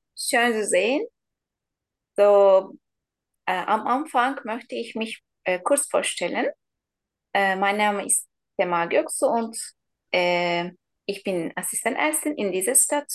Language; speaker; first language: German; non-native, learner; Turkish